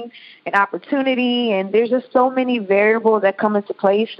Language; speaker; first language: English; native; English